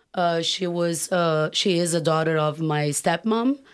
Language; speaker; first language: English; non-native, fluent; Portuguese